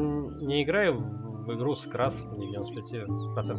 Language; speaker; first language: Russian; native; Russian